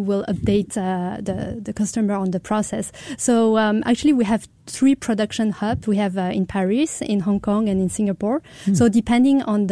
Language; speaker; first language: English; non-native, fluent; French